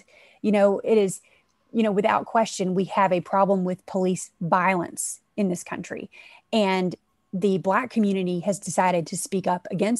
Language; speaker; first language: English; native; English